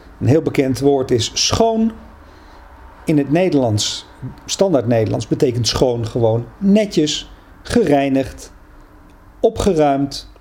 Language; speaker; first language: Dutch; native; Dutch